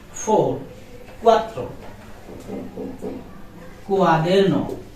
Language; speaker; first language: Spanish; non-native, learner; Bangla